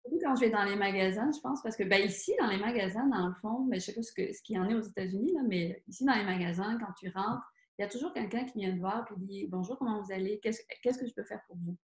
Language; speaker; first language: French; native; French